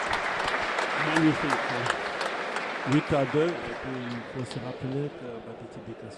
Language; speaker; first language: French; native; French